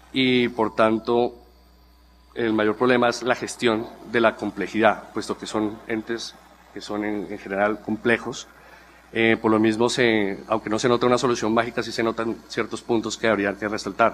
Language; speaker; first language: Spanish; native; Spanish